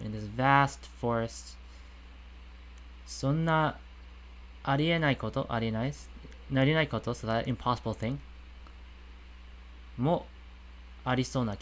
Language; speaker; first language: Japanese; non-native, fluent; English